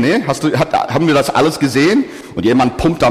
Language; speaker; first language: German; non-native, fluent; English